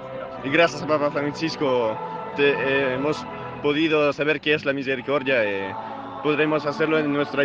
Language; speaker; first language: Spanish; non-native, learner; French